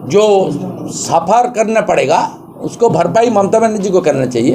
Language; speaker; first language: Hindi; non-native, local second language; Bangla